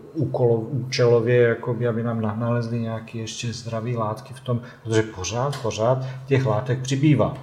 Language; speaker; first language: Czech; non-native, fluent; Bosnian